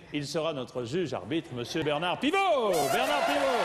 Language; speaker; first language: French; native; French